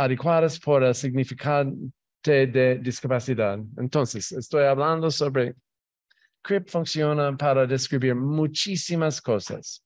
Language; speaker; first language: Spanish; non-native, fluent; English